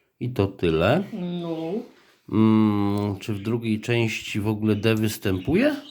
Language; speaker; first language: Polish; native; Polish